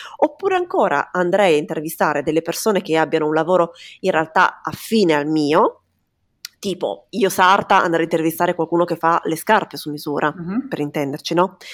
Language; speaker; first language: Italian; native; Italian